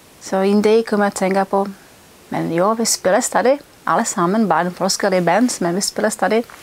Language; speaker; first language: Danish; non-native, fluent; Czech